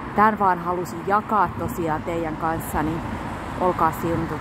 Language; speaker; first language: Finnish; native; Finnish